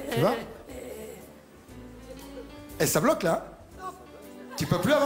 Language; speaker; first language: French; native; French